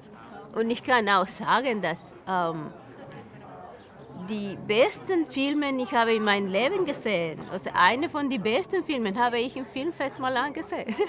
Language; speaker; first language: German; non-native, learner; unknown